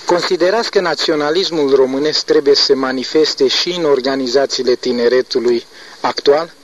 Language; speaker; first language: Romanian; native; Romanian